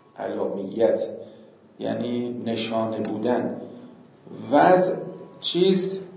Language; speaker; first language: Persian; native; Persian